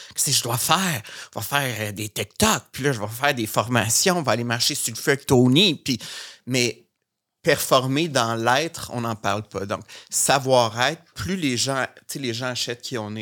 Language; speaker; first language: French; native; French